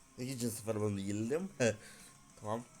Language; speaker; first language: Turkish; non-native, learner; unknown